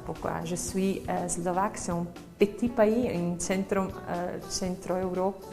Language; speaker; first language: French; non-native, learner; Slovak